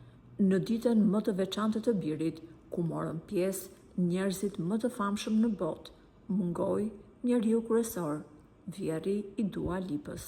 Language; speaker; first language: Albanian; native; Albanian